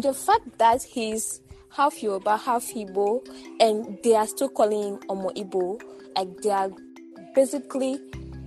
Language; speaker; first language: English; non-native, local second language; Ibibio